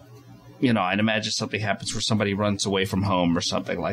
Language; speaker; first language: English; native; English